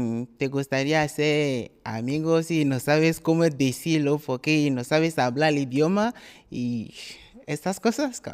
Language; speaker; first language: Spanish; non-native, learner; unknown